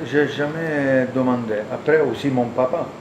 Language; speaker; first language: French; non-native, learner; Italian